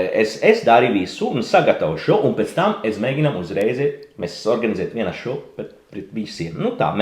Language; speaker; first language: Latvian; non-native, learner; Italian